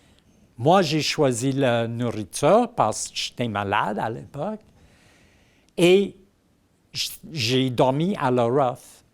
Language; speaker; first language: French; non-native, local second language; English